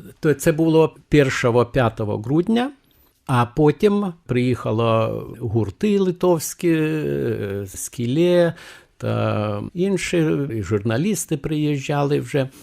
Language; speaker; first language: Ukrainian; non-native, fluent; Lithuanian